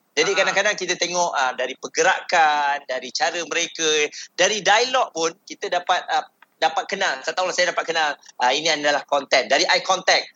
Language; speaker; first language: Malay; native; Malay